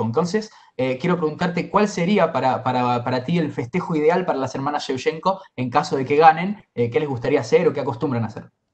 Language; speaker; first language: Spanish; native; Spanish